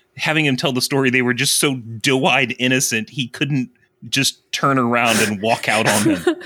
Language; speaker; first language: English; native; English